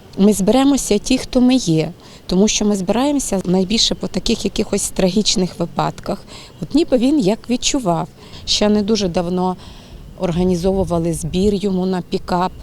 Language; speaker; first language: Ukrainian; native; Ukrainian